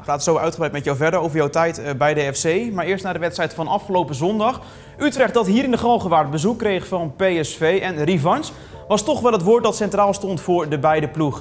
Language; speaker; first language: Dutch; native; Dutch